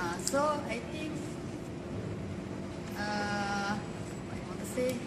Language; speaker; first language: English; non-native, local second language; Malay